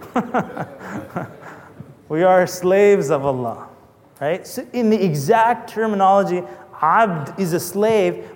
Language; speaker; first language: English; native; English